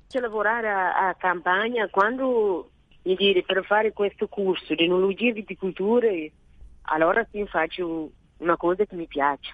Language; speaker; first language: Italian; non-native, learner; Kabuverdianu